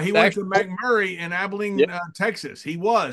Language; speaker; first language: English; native; English